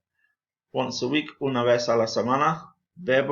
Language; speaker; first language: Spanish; non-native, fluent; English